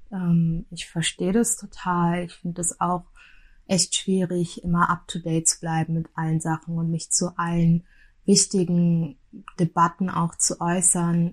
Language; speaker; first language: German; early bilingual, other home language; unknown